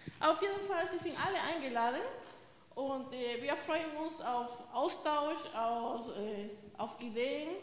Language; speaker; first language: German; non-native, fluent; Spanish